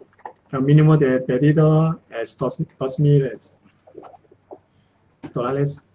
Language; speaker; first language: Spanish; non-native, learner; Chinese